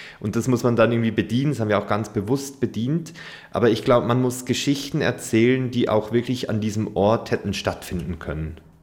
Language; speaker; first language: German; native; German